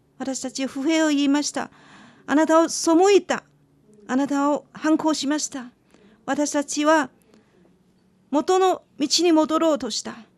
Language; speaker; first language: Japanese; non-native, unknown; Chinese